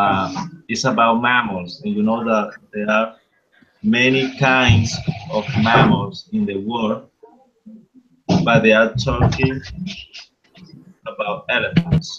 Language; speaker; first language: English; non-native, fluent; Spanish